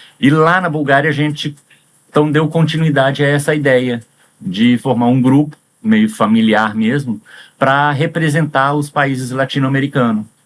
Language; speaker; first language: Portuguese; early bilingual, heritage; Portuguese